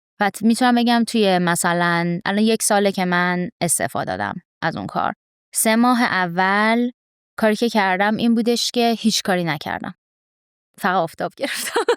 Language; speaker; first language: Persian; native; Persian